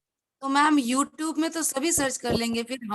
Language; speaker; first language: Hindi; native; Hindi